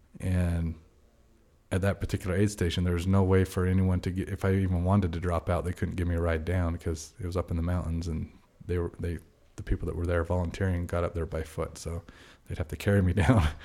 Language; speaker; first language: English; native; English